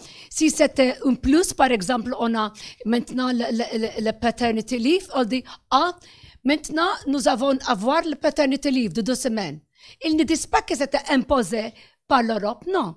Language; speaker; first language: French; non-native, fluent; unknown